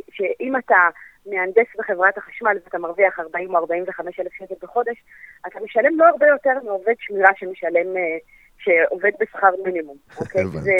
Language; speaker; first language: Hebrew; native; Hebrew